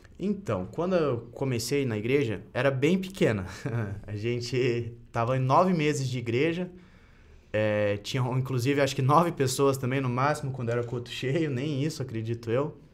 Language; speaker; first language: Portuguese; native; Portuguese